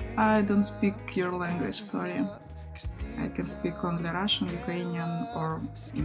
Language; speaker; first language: English; non-native, learner; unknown